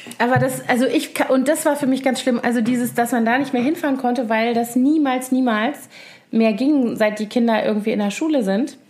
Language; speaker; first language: German; native; German